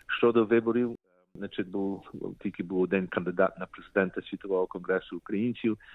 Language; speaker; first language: Ukrainian; early bilingual, heritage; Ukrainian